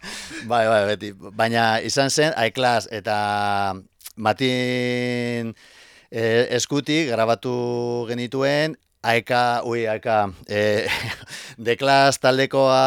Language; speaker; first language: Basque; non-native, local second language; Spanish